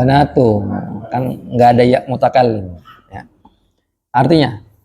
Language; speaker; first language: Indonesian; native; Indonesian